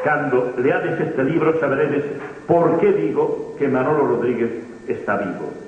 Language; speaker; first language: Spanish; non-native, local second language; Galician